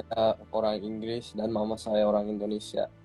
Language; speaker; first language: Indonesian; early bilingual, heritage; English